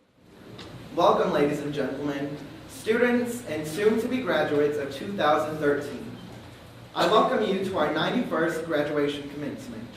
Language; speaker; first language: English; native; English